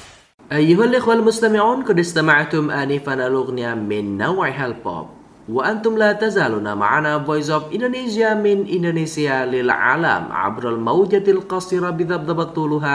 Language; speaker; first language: Arabic; non-native, fluent; Indonesian